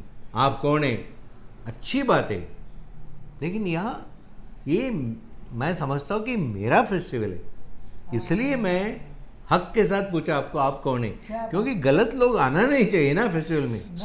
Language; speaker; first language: Hindi; non-native, local second language; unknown